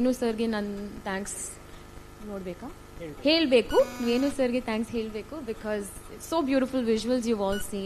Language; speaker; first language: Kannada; non-native, learner; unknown